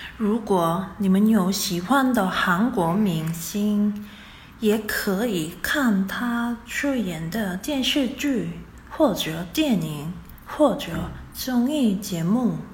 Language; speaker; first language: Chinese; non-native, fluent; Korean